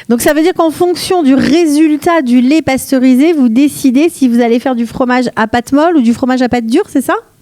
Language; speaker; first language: French; native; French